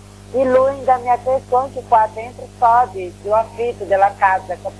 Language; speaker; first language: Italian; non-native, learner; Portuguese